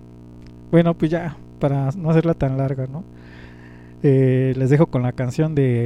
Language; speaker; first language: Spanish; native; Spanish